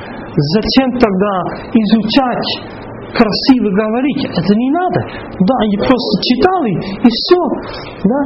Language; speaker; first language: Russian; non-native, fluent; Dutch